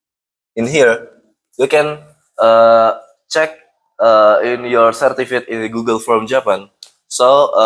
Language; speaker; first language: English; non-native, learner; Indonesian